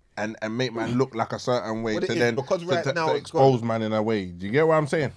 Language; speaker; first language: English; native; English